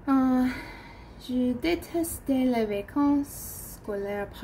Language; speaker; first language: French; non-native, learner; English